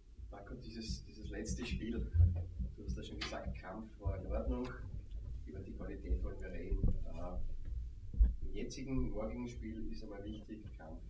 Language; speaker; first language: German; native; German